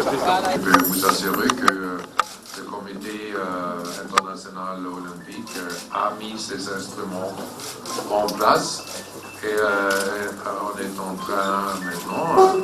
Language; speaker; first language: French; non-native, fluent; German